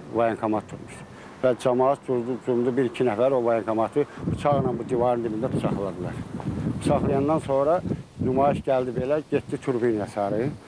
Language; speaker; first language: Azerbaijani; native; Azerbaijani